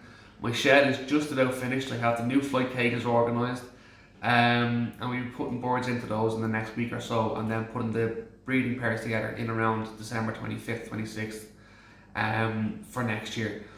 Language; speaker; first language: English; native; English